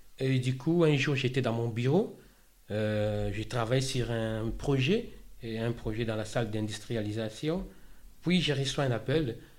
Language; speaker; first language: French; non-native, local second language; Lingala